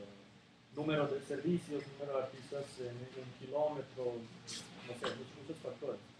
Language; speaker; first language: Spanish; non-native, learner; Serbian